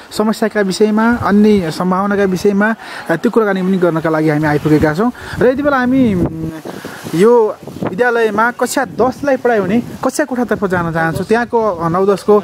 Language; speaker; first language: Nepali; native; Nepali